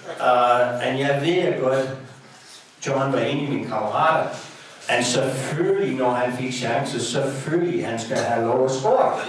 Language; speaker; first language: Danish; non-native, fluent; English